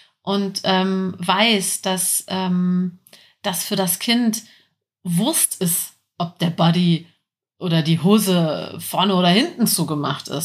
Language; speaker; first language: German; native; German